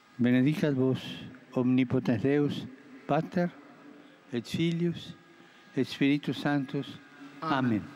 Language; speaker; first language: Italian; non-native, fluent; Spanish